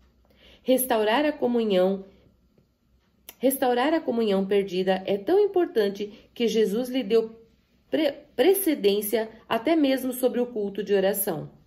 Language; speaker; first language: Portuguese; native; Portuguese